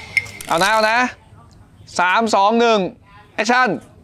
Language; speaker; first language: Thai; native; Thai